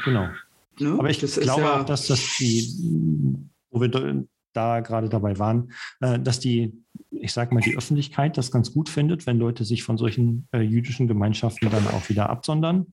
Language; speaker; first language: German; native; German